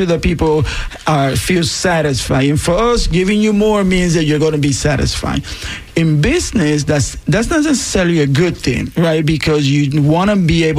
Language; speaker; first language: English; non-native, fluent; Spanish